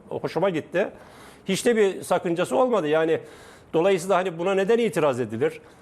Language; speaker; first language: Turkish; native; Turkish